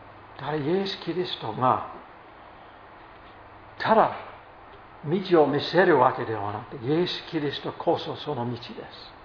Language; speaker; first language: Japanese; non-native, fluent; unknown